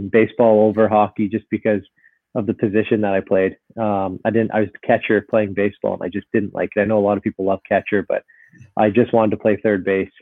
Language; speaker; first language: English; native; English